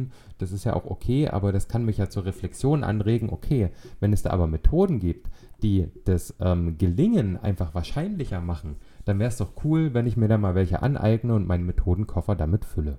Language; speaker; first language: German; native; German